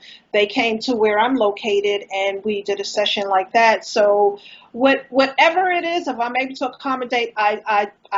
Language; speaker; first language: English; native; English